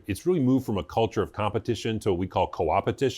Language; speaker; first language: English; native; English